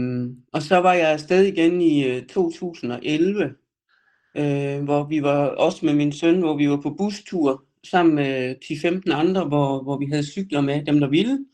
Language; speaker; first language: Danish; native; Danish